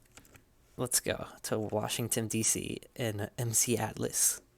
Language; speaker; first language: English; native; English